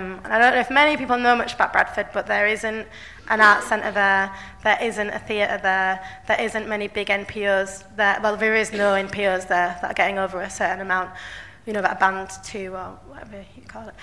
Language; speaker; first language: English; native; English